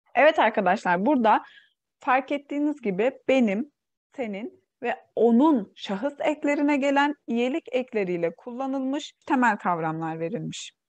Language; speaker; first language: Turkish; non-native, fluent; Uyghur